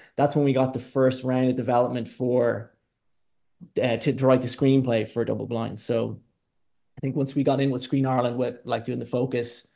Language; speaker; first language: English; native; English